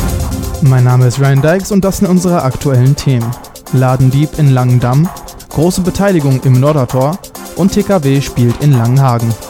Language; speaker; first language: German; native; German